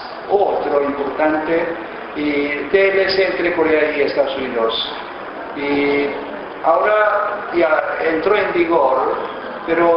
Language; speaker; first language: Spanish; non-native, fluent; Korean